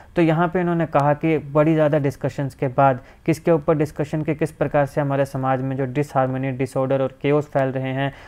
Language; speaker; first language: Hindi; native; Hindi